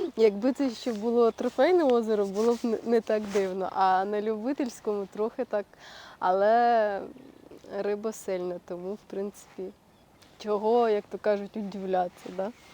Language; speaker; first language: Ukrainian; native; Ukrainian